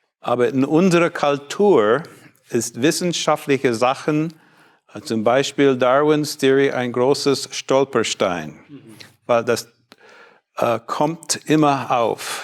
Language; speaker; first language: German; non-native, fluent; English